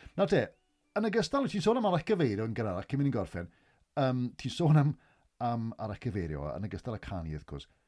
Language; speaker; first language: Welsh; native; Welsh